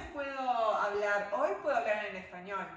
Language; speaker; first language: Spanish; non-native, learner; French